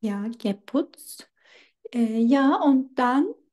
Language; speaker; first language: German; non-native, learner; Turkish